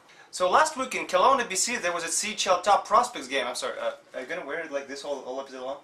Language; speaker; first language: English; non-native, fluent; Russian